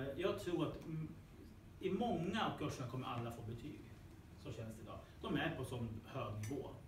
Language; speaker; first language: Swedish; native; Swedish